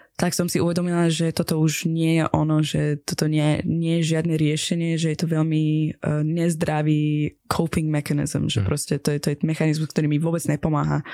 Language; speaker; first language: Slovak; non-native, fluent; Persian